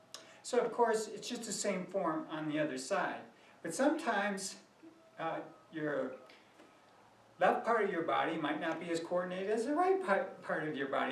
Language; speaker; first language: English; native; English